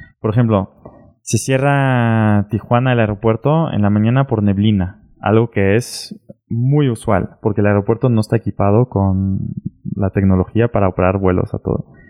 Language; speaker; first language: Spanish; early bilingual, heritage; German